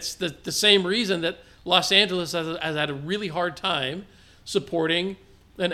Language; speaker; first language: English; native; English